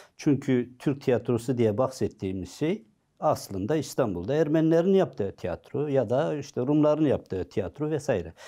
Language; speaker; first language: Turkish; non-native, local second language; Zaza